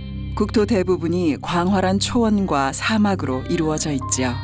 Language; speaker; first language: Korean; native; Korean